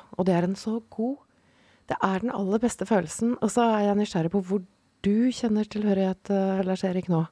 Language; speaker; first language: Norwegian; native; Norwegian